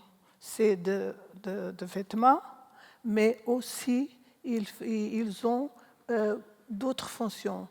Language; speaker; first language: French; non-native, learner; Portuguese